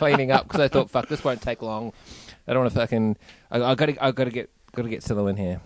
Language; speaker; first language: English; native; English